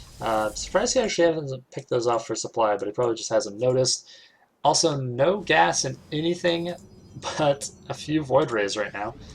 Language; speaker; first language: English; native; English